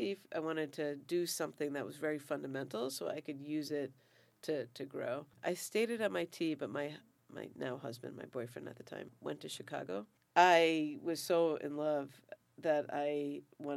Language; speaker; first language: English; native; English